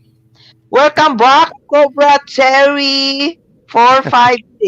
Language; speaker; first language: English; non-native, local second language; Filipino